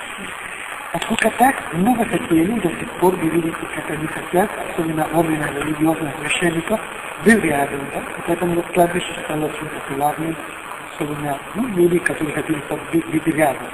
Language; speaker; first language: Russian; non-native, learner; Italian